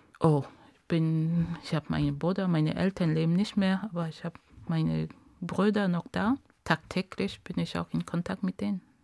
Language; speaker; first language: German; non-native, fluent; Ghomala